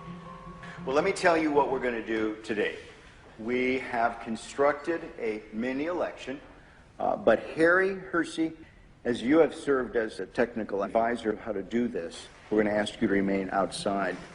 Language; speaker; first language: English; native; English